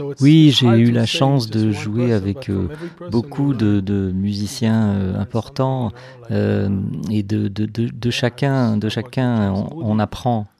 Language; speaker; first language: French; non-native, fluent; Hebrew